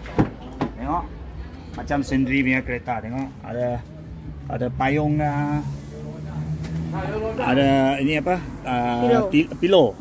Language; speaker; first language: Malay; non-native, local second language; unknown